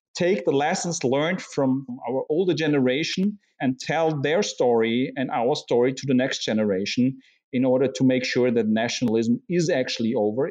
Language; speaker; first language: English; non-native, fluent; German